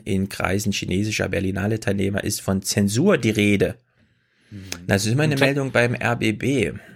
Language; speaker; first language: German; native; German